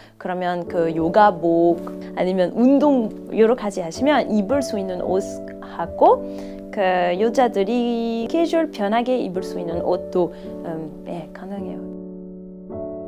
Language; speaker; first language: Korean; non-native, learner; French